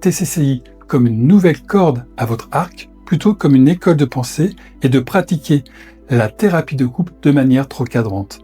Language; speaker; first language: French; native; French